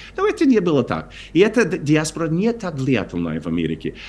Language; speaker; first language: Russian; non-native, fluent; English